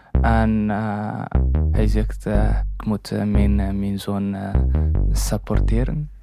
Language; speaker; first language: Dutch; non-native, learner; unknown